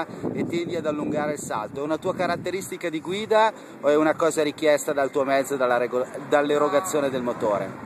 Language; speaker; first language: Italian; native; Italian